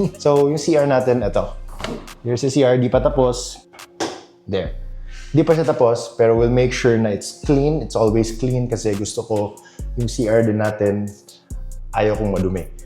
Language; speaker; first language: Filipino; non-native, local second language; Cebuano